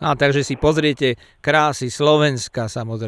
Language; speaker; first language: Slovak; native; Slovak